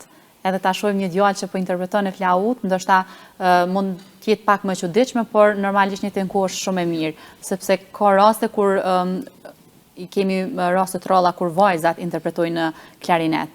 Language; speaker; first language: Albanian; native; Albanian